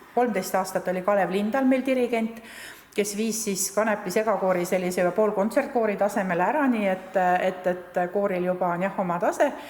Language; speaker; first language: Estonian; native; Estonian